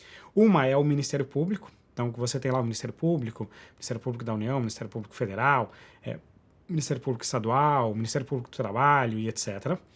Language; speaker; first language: Portuguese; native; Portuguese